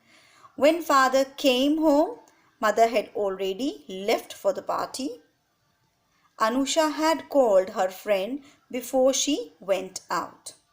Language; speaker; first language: English; non-native, local second language; Hindi